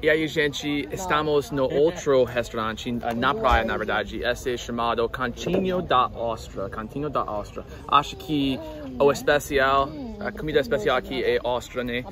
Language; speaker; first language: Portuguese; non-native, fluent; English